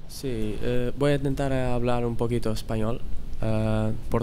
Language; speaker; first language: Spanish; non-native, learner; Portuguese